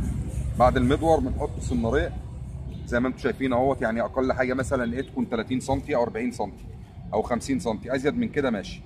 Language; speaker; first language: Arabic; native; Arabic